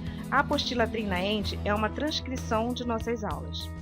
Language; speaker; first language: Portuguese; native; Portuguese